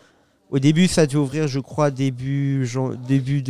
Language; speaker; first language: French; native; French